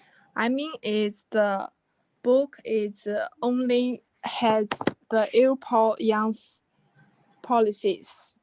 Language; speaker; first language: English; non-native, learner; Chinese